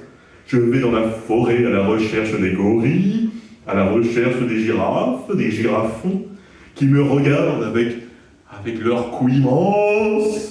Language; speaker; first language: French; native; French